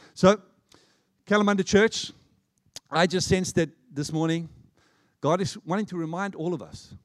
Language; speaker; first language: English; native; English